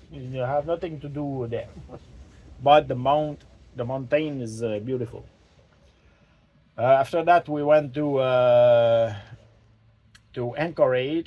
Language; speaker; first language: English; non-native, learner; French